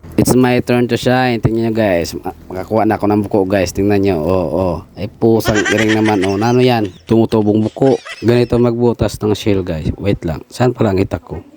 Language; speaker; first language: Filipino; native; Filipino